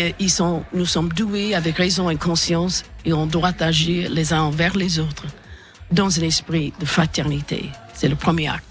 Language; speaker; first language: French; non-native, fluent; English